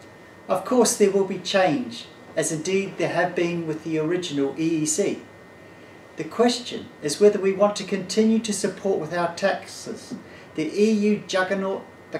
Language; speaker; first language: English; native; English